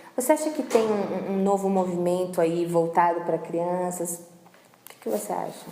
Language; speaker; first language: Portuguese; native; Portuguese